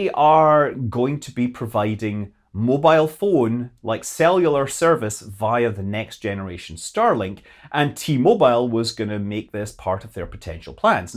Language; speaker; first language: English; native; English